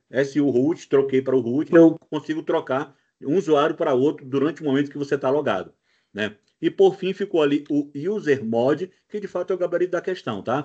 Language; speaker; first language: Portuguese; native; Portuguese